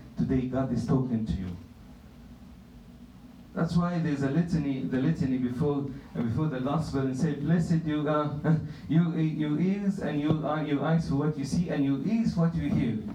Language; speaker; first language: English; non-native, fluent; Arabic